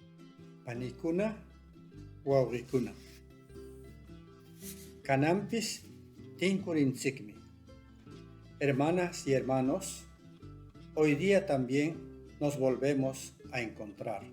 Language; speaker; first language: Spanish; non-native, local second language; Quechua